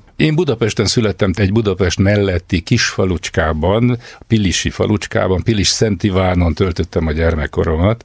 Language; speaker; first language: Hungarian; native; Hungarian